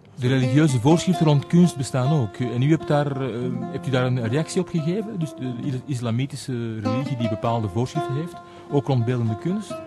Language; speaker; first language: Dutch; native; Dutch